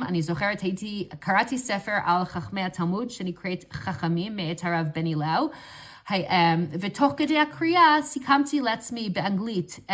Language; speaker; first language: Hebrew; non-native, fluent; English